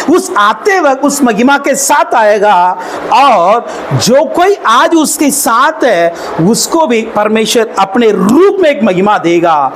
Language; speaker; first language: Hindi; non-native, local second language; Tamil